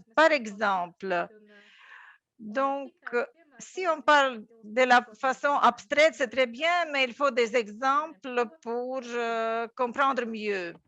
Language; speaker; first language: French; non-native, fluent; Latvian